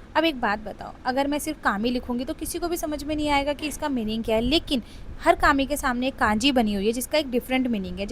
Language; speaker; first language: Hindi; native; Hindi